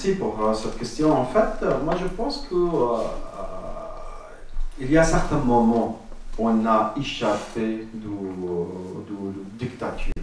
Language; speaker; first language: French; non-native, learner; Arabic